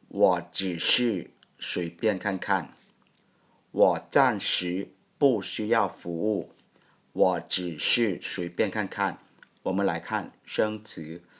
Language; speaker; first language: Chinese; non-native, fluent; Thai